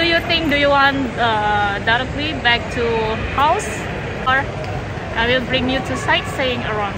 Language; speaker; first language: English; non-native, learner; Indonesian